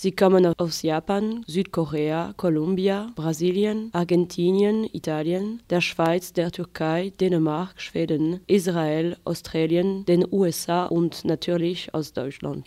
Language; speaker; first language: German; non-native, fluent; French